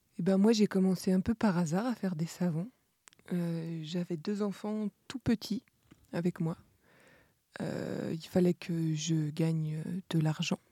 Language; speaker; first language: French; native; French